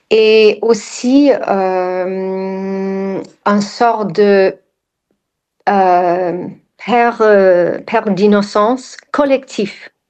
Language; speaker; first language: French; non-native, fluent; English